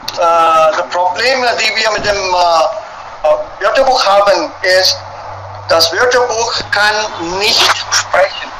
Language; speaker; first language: German; non-native, fluent; Hindi